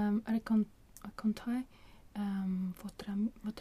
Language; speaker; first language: French; non-native, learner; Swedish